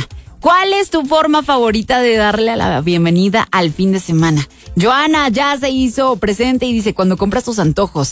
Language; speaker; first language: Spanish; native; Spanish